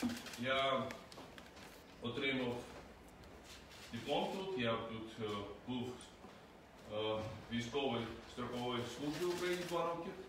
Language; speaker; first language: Ukrainian; non-native, fluent; Georgian